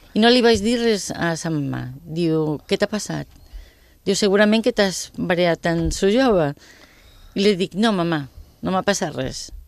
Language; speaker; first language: Catalan; non-native, local second language; Spanish